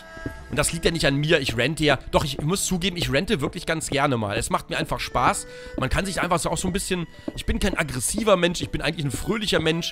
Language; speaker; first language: German; native; German